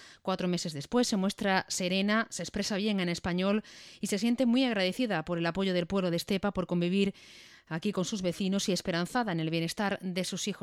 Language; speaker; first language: Spanish; native; Spanish